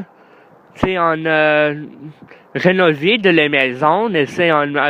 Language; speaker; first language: French; non-native, learner; English